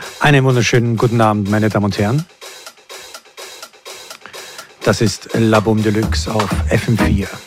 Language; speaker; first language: German; native; German